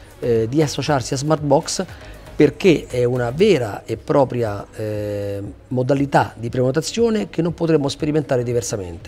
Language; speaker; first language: Italian; native; Italian